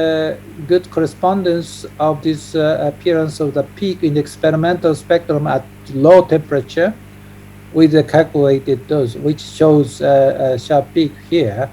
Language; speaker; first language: English; non-native, fluent; Japanese